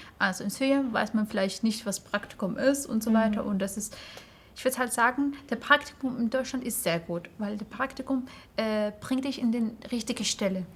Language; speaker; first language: German; non-native, fluent; Arabic